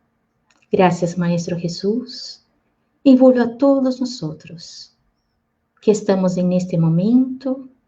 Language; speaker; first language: Spanish; native; Spanish